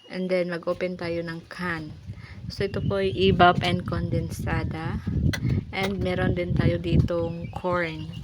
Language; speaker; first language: Filipino; native; Filipino